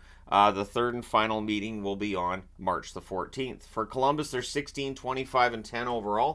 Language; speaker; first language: English; native; English